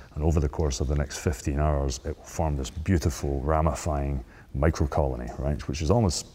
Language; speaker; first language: English; native; English